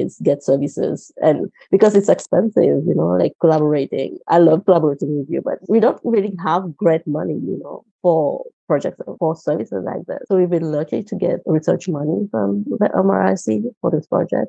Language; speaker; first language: English; non-native, fluent; Morisyen